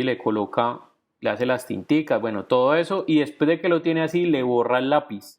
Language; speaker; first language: Spanish; native; Spanish